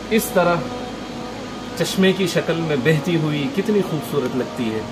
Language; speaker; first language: Hindi; non-native, local second language; Gujarati